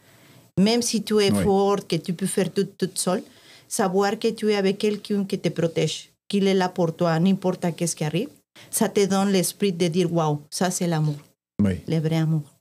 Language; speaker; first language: French; non-native, fluent; Spanish